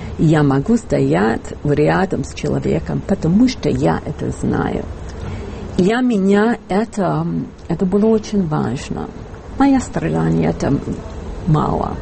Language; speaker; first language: Russian; non-native, fluent; English